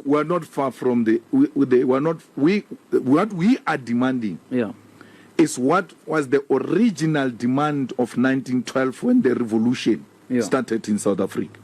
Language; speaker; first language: English; non-native, local second language; Northern Sotho